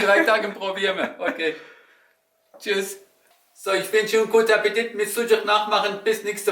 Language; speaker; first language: German; non-native, learner; Turkish